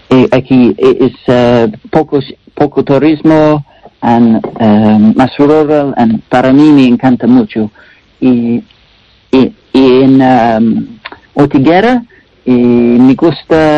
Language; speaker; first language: Spanish; non-native, learner; English